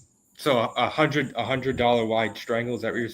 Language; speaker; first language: English; native; English